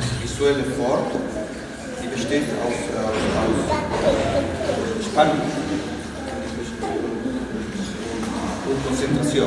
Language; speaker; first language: German; non-native, fluent; Spanish